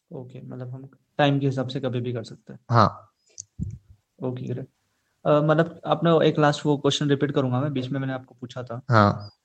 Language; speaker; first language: Hindi; native; Hindi